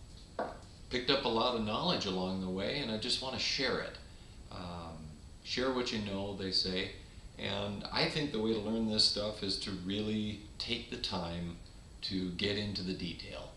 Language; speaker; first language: English; native; English